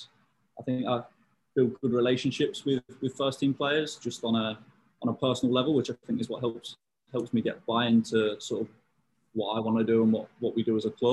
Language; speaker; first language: English; native; English